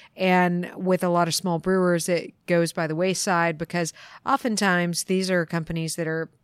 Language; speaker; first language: English; native; English